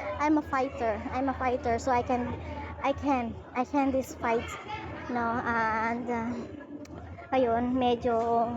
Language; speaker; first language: English; non-native, learner; Filipino